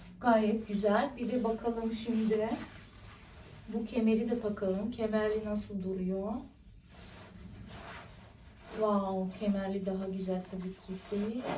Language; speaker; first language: Turkish; non-native, fluent; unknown